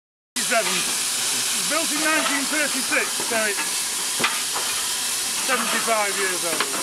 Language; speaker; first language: English; native; English